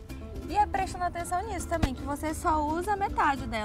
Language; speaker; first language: Portuguese; native; Portuguese